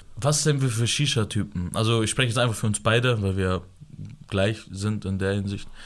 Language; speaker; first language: German; early bilingual, other home language; Persian